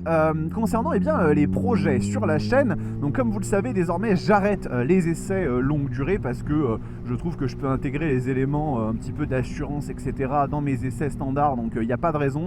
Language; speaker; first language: French; native; French